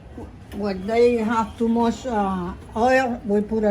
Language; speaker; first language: English; non-native, learner; Spanish